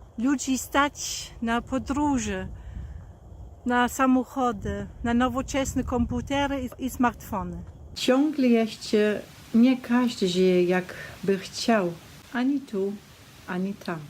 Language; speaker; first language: Polish; non-native, fluent; German